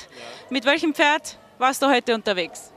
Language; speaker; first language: German; native; German